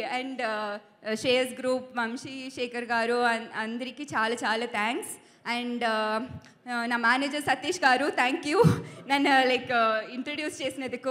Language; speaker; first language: Telugu; non-native, learner; Tamil